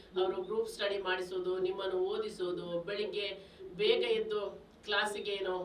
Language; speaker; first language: Kannada; native; Kannada